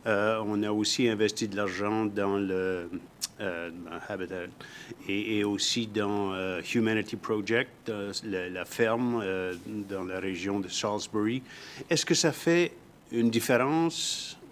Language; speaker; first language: French; native; French